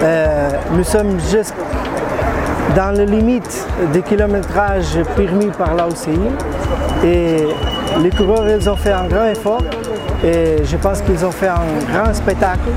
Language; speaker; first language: French; non-native, fluent; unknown